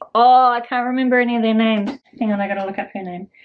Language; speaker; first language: English; native; English